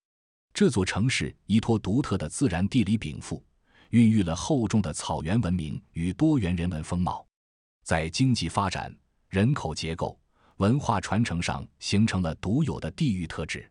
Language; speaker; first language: Chinese; native; Chinese